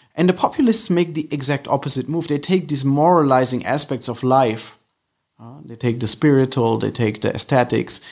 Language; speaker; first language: English; non-native, fluent; German